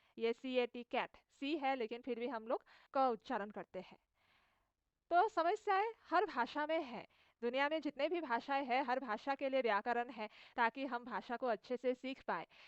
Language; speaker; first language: Hindi; non-native, local second language; Assamese